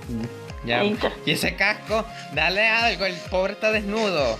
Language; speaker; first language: Spanish; native; Spanish